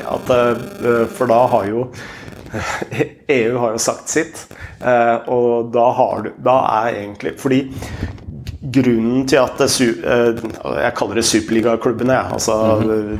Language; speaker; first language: Norwegian; native; Norwegian